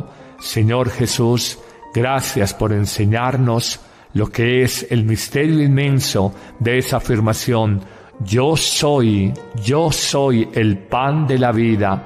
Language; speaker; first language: Spanish; native; Spanish